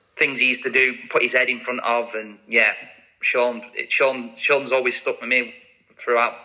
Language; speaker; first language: English; native; English